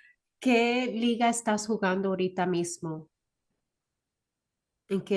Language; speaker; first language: Spanish; early bilingual, heritage; Spanish